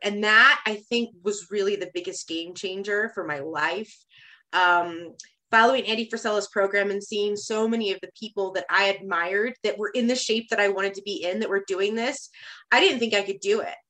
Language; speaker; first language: English; native; English